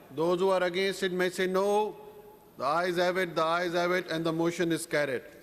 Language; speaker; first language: English; non-native, local second language; Urdu